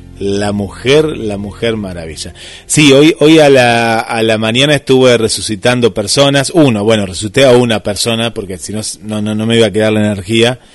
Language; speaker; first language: Spanish; native; Spanish